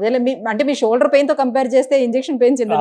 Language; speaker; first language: Telugu; native; Telugu